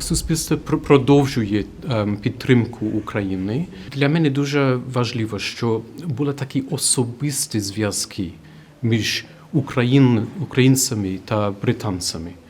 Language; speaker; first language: Ukrainian; non-native, fluent; English